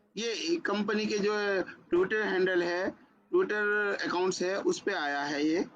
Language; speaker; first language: Hindi; native; Hindi